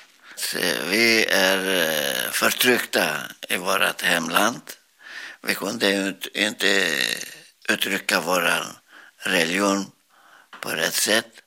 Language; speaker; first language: Swedish; non-native, learner; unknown